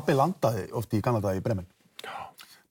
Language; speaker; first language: Icelandic; native; Icelandic